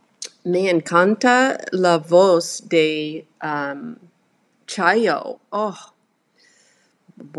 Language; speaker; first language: Spanish; non-native, learner; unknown